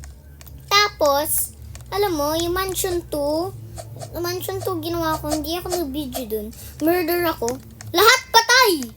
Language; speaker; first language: Filipino; early bilingual, heritage; Filipino